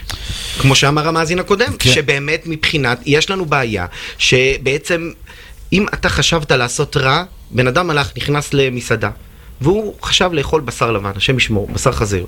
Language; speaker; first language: Hebrew; native; Hebrew